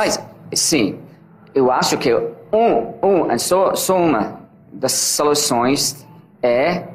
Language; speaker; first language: Portuguese; non-native, learner; English